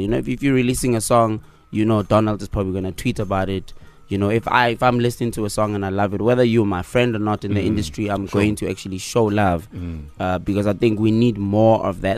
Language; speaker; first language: English; non-native, local second language; Tswana